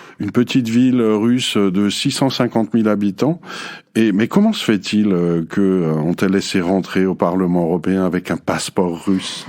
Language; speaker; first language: French; native; French